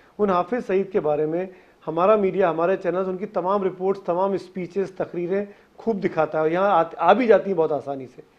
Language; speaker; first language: Hindi; native; Hindi